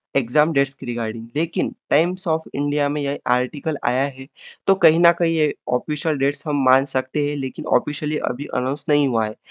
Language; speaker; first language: Hindi; non-native, local second language; Marathi